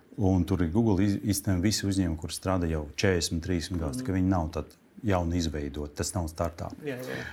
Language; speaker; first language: Latvian; non-native, local second language; Russian